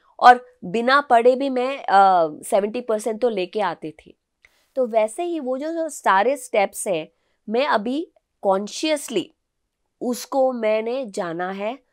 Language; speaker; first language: Hindi; non-native, local second language; Telugu